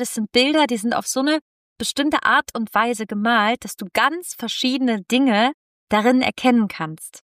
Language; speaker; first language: German; non-native, fluent; Italian